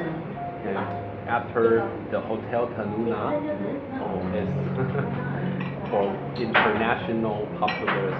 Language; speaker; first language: English; non-native, learner; Chinese